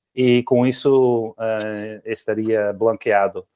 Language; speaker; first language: Portuguese; non-native, fluent; Dutch